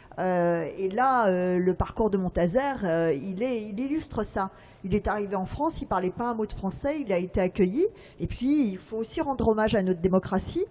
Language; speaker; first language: French; native; French